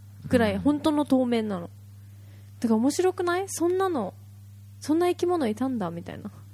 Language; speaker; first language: Japanese; native; Japanese